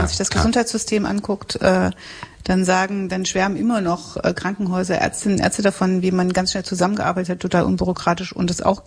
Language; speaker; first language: German; native; German